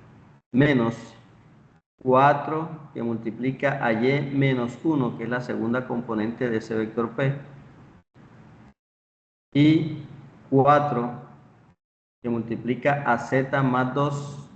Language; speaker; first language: Spanish; native; Spanish